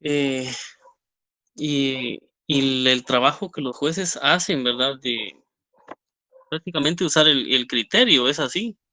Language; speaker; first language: Spanish; native; Spanish